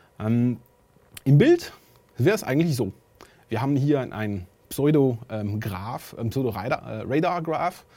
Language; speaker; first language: German; non-native, fluent; French